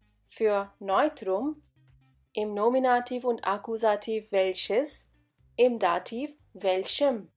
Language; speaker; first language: German; non-native, fluent; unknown